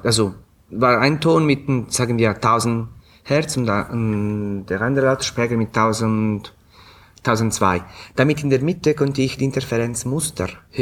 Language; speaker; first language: German; non-native, fluent; Italian